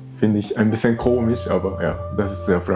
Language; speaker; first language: German; non-native, fluent; Japanese